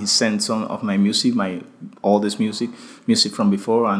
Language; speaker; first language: English; non-native, fluent; Spanish